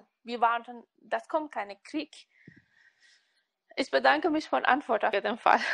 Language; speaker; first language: German; non-native, learner; Persian